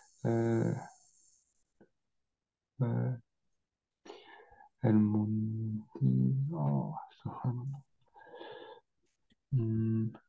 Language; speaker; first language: Arabic; non-native, learner; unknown